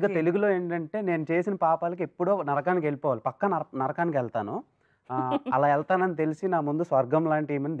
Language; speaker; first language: Telugu; native; Telugu